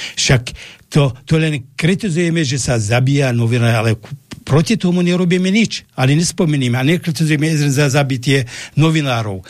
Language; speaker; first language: Slovak; non-native, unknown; Arabic